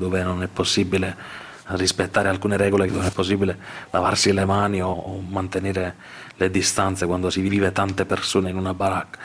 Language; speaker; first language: Italian; native; Italian